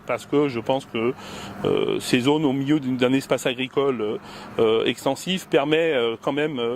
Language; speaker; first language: French; native; French